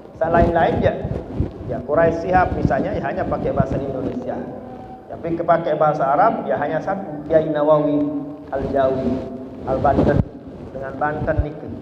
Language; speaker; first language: Malay; non-native, local second language; Sasak